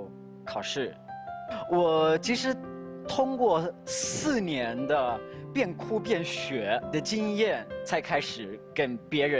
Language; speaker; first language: Chinese; non-native, fluent; Spanish